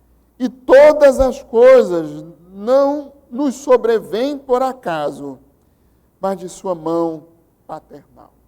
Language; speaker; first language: Portuguese; native; Portuguese